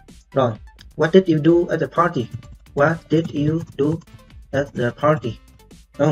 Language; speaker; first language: English; non-native, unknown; Vietnamese